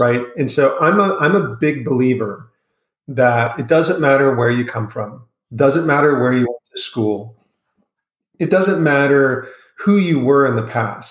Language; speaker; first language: English; native; English